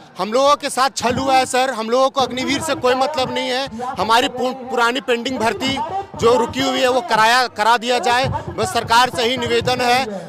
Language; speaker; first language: Hindi; native; Hindi